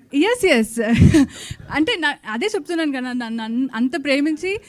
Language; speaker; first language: Telugu; non-native, local second language; Kannada